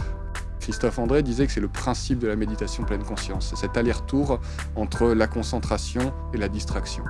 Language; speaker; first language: French; native; French